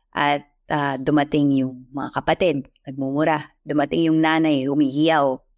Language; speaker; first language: English; non-native, local second language; Filipino